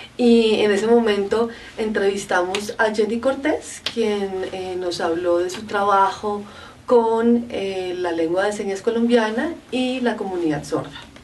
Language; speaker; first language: Spanish; native; Spanish